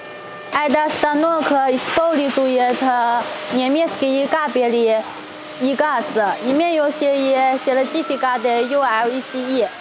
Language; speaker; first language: Russian; non-native, learner; Chinese